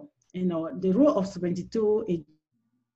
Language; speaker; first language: English; non-native, local second language; French